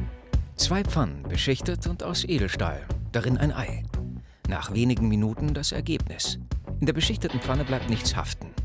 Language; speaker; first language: German; native; German